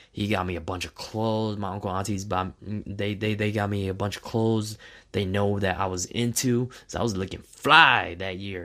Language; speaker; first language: English; native; English